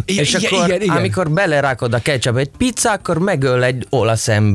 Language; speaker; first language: Hungarian; non-native, learner; Italian